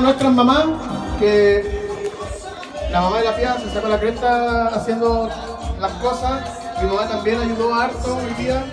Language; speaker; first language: Spanish; native; Spanish